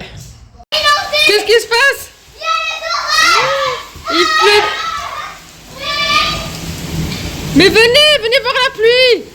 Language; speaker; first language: French; native; French